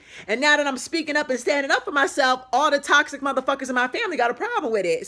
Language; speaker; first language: English; native; English